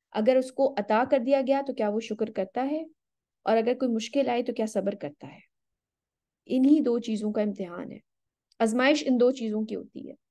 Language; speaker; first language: Urdu; native; Urdu